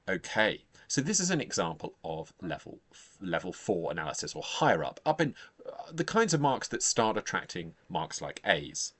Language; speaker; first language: English; native; English